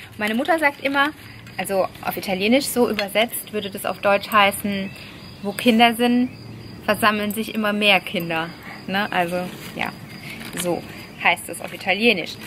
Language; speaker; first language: German; non-native, fluent; Italian